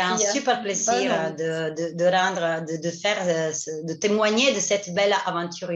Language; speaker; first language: French; non-native, fluent; Italian